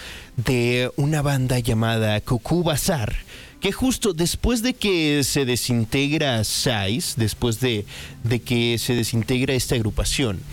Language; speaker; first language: Spanish; native; Spanish